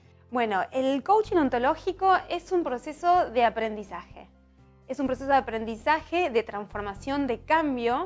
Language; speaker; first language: Spanish; native; Spanish